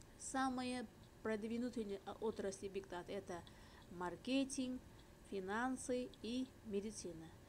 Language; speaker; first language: Russian; non-native, local second language; Uzbek